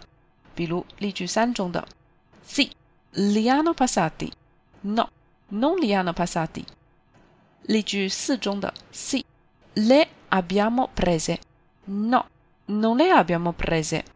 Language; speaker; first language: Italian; non-native, fluent; Chinese